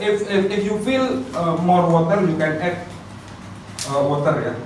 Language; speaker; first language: English; non-native, learner; Indonesian